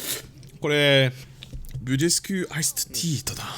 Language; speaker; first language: Japanese; non-native, learner; English